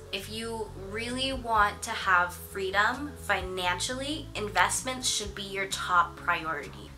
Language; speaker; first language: English; native; English